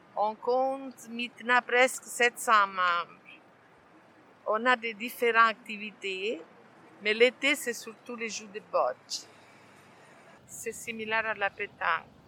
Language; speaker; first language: French; non-native, fluent; Italian